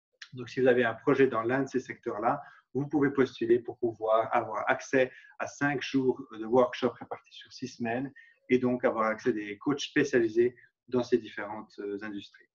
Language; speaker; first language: French; native; French